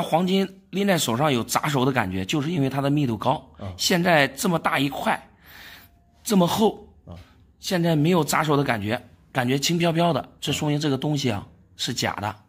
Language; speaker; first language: Chinese; native; Chinese